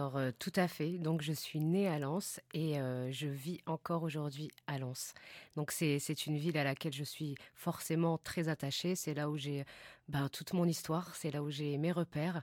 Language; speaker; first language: French; native; French